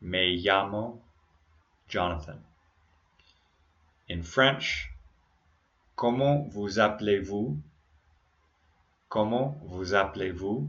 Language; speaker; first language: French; non-native, fluent; English